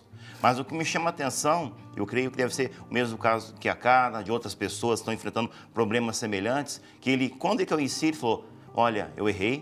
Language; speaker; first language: Portuguese; native; Portuguese